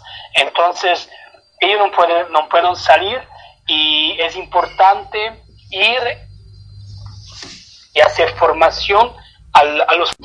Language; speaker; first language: Spanish; non-native, fluent; Italian